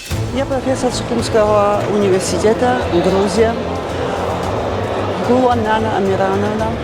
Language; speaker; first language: Russian; non-native, fluent; Georgian